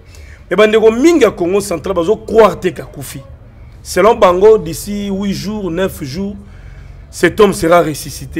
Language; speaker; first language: French; non-native, local second language; Lingala